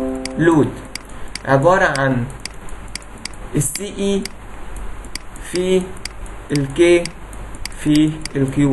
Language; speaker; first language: Arabic; native; Arabic